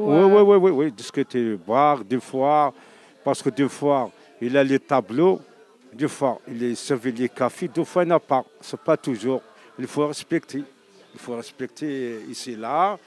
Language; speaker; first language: French; non-native, learner; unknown